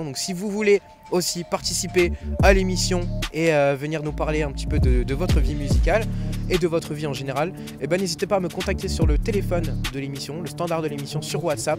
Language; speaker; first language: French; native; French